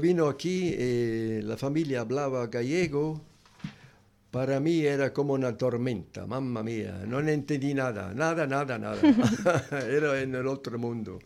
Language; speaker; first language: Spanish; non-native, learner; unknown